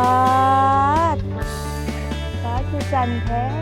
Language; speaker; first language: Korean; non-native, learner; Thai